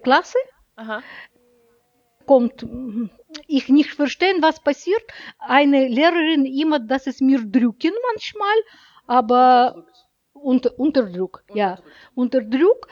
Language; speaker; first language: German; non-native, learner; Russian